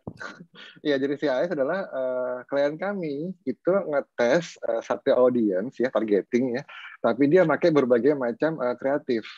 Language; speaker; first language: Indonesian; native; Indonesian